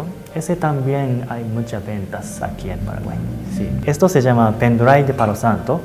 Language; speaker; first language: Spanish; non-native, learner; Japanese